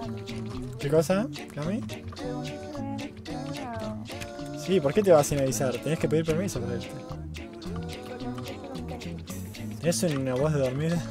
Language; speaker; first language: Spanish; native; Spanish